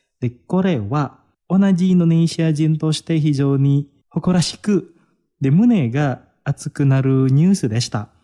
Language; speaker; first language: Japanese; non-native, fluent; Indonesian